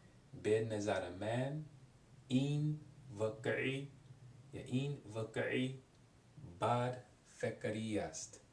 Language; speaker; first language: Persian; non-native, learner; English